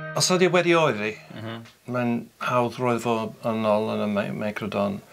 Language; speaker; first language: Welsh; non-native, local second language; English